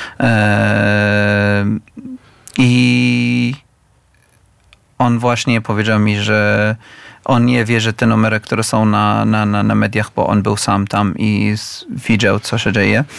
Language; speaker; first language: Polish; non-native, fluent; Arabic